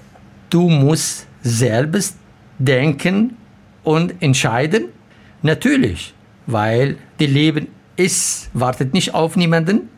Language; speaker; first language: German; non-native, learner; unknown